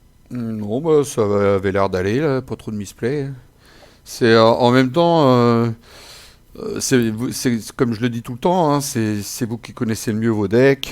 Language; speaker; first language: French; native; French